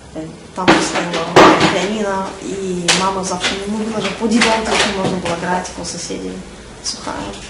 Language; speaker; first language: Polish; non-native, fluent; Russian